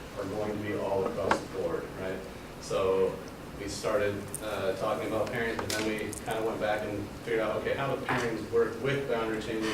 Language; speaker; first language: English; native; English